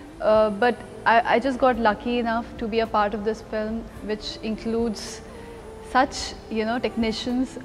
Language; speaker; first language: English; non-native, local second language; Hindi